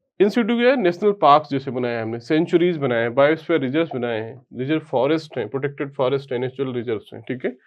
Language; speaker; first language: Hindi; native; Hindi